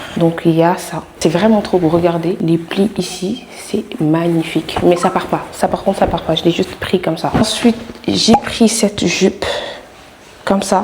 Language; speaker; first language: French; non-native, local second language; Wolof